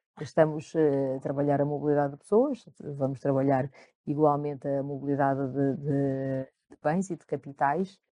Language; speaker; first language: Portuguese; early bilingual, other home language; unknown